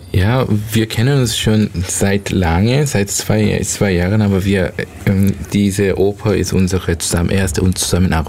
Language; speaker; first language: German; non-native, learner; Korean